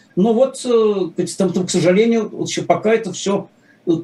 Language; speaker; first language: Russian; native; Russian